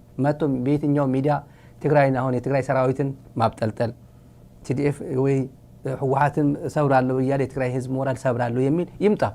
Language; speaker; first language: Amharic; non-native, local second language; Tigrinya